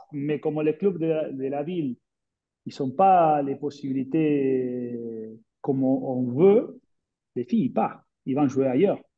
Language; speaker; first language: French; non-native, fluent; Spanish